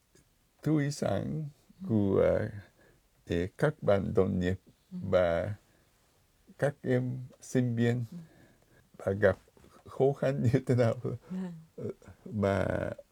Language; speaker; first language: Vietnamese; non-native, fluent; Japanese